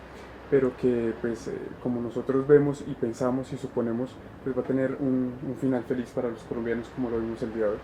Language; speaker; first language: Spanish; native; Spanish